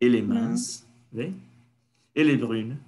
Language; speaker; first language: French; non-native, fluent; Spanish